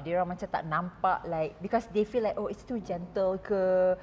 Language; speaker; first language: English; non-native, local second language; Malay